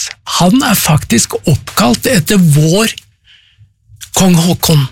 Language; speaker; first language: Norwegian; native; Norwegian